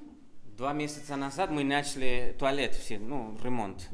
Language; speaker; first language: Russian; non-native, fluent; Spanish